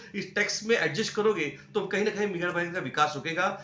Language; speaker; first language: Hindi; non-native, local second language; Marathi